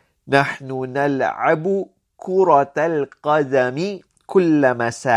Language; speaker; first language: Arabic; non-native, fluent; English